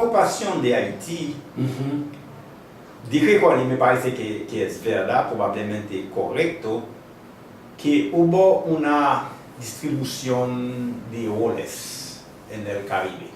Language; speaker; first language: Spanish; non-native, fluent; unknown